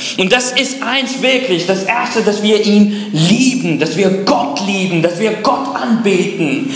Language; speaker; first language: German; non-native, fluent; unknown